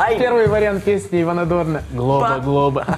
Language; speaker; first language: Russian; native; Russian